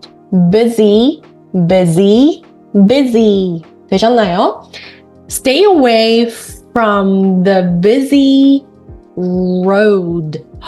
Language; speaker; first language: English; non-native, fluent; Korean